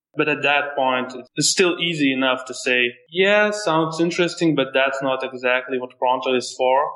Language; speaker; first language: English; non-native, fluent; Lithuanian